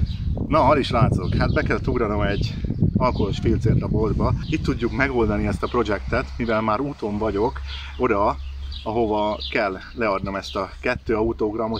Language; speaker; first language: Hungarian; native; Hungarian